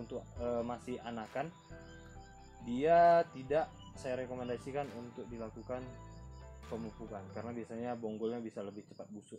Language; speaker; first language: Indonesian; native; Indonesian